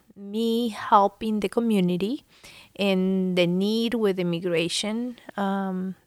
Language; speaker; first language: English; non-native, fluent; Spanish